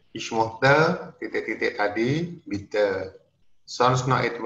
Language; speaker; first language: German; non-native, fluent; Indonesian